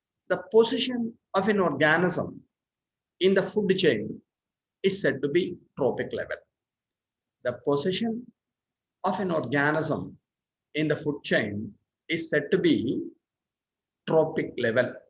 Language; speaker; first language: English; non-native, local second language; Tamil